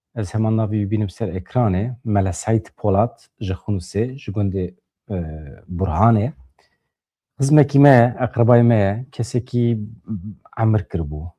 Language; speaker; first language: Kurdish; native; Kurdish